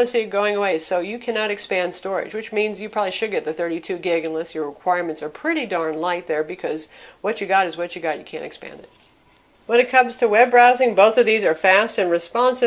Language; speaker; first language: English; native; English